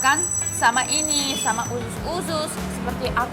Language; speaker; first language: Indonesian; non-native, fluent; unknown